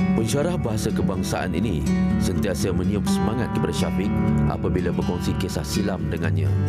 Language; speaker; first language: Malay; native; Malay